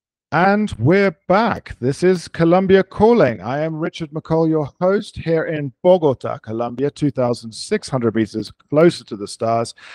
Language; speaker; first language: English; native; English